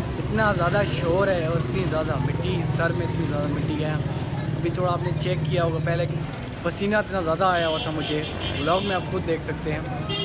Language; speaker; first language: Urdu; non-native, local second language; Sindhi